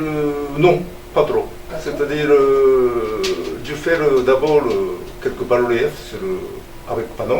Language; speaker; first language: French; non-native, learner; Japanese